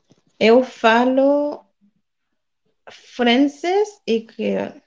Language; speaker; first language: Portuguese; non-native, learner; Haitian Creole